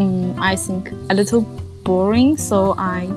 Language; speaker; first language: English; non-native, learner; Chinese